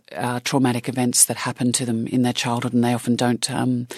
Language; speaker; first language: English; native; English